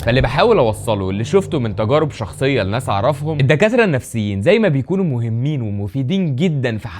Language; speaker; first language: Arabic; native; Arabic